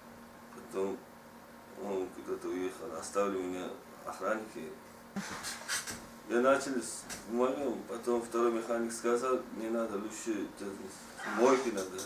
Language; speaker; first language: Russian; non-native, learner; Tajik